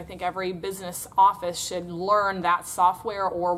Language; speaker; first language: English; native; English